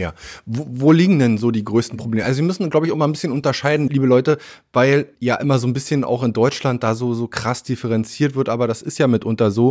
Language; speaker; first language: German; native; German